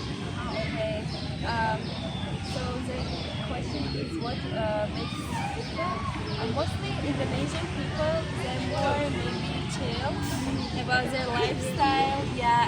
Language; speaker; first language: English; non-native, fluent; Tajik